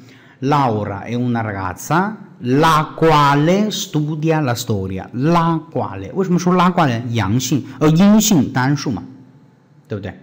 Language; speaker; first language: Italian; non-native, fluent; Chinese